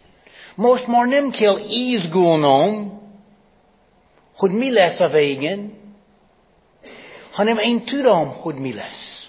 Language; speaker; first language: Hungarian; non-native, fluent; English